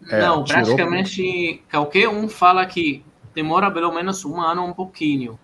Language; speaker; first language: Portuguese; non-native, fluent; Arabic